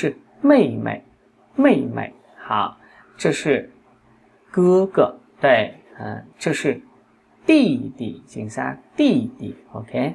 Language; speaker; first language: Chinese; non-native, fluent; Vietnamese